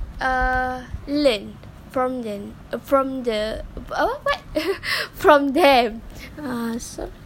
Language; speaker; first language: English; non-native, learner; Malay